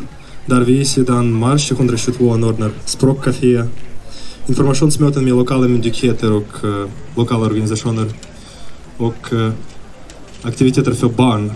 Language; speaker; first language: Swedish; non-native, fluent; Ukrainian